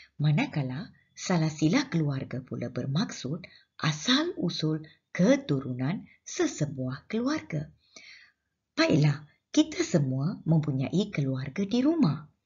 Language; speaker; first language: Malay; non-native, local second language; Tamil